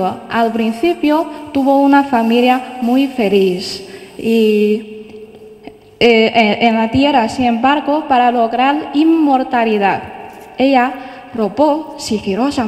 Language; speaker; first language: Spanish; non-native, fluent; Chinese